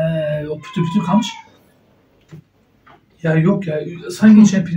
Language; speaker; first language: Turkish; native; Turkish